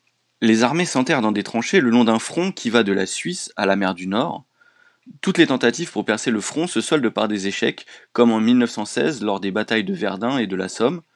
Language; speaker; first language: French; native; French